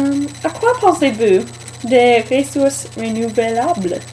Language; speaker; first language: French; non-native, learner; English